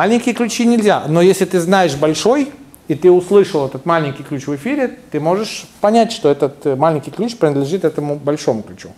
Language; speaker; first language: Russian; native; Russian